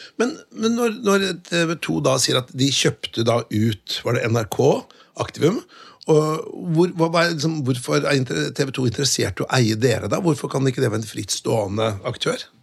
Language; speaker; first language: Norwegian; native; Norwegian